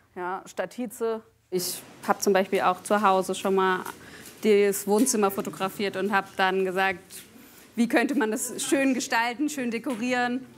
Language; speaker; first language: German; native; German